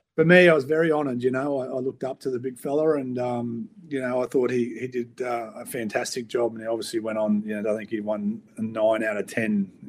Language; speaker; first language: English; native; English